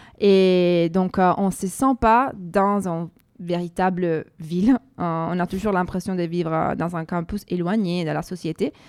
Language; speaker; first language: French; non-native, fluent; Italian